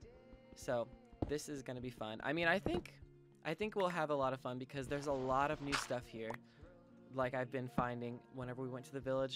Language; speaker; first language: English; native; English